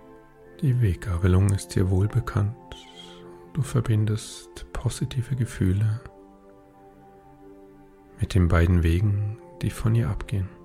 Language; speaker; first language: German; native; German